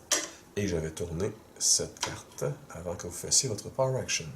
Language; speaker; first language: French; native; French